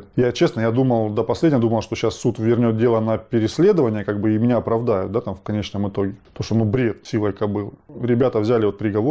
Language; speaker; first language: Russian; native; Russian